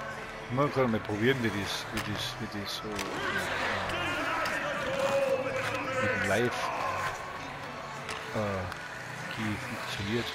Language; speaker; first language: German; native; German